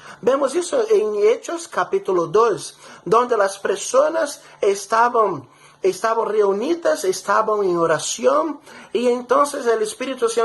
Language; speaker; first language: Spanish; non-native, fluent; Portuguese